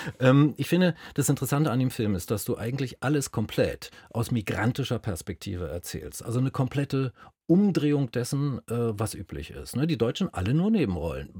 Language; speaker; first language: German; native; German